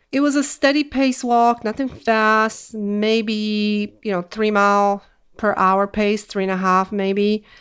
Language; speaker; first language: English; non-native, fluent; Polish